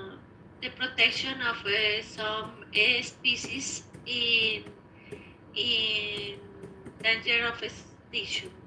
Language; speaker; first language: English; non-native, learner; Spanish